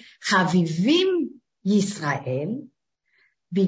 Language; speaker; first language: Russian; early bilingual, heritage; Hebrew